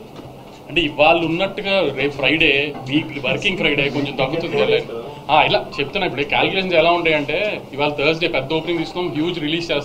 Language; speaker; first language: Telugu; native; Telugu